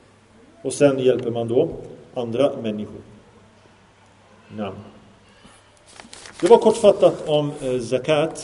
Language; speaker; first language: Swedish; early bilingual, other home language; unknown